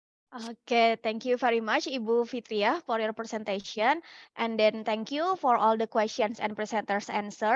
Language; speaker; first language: English; non-native, fluent; Indonesian